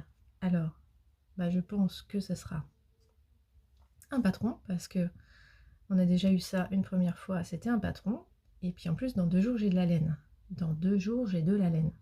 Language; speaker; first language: French; native; French